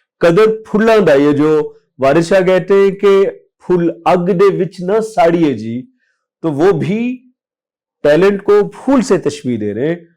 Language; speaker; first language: Urdu; non-native, local second language; Punjabi